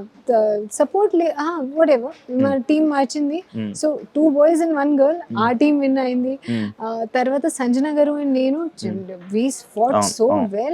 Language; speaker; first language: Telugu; non-native, learner; Hindi